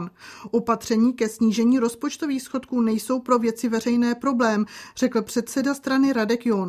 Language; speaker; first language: Czech; native; Czech